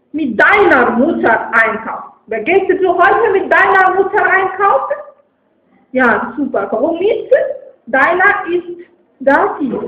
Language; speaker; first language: German; non-native, fluent; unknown